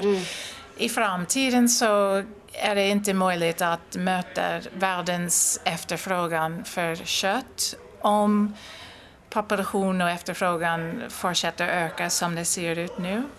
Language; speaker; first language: Swedish; non-native, fluent; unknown